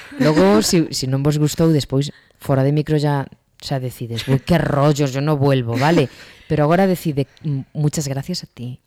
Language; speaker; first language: Galician; non-native, local second language; Spanish